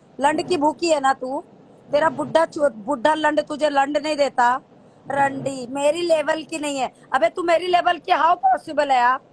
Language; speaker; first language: Hindi; native; Hindi